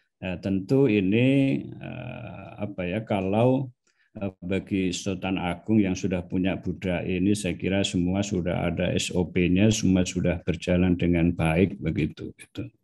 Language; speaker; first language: Indonesian; non-native, local second language; Javanese